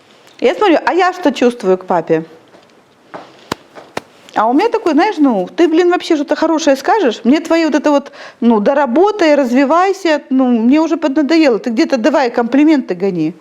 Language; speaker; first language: Russian; native; Russian